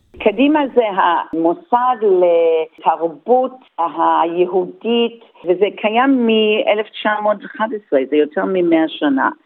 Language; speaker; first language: Hebrew; non-native, fluent; Yiddish